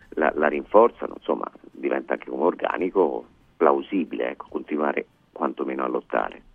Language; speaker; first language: Italian; native; Italian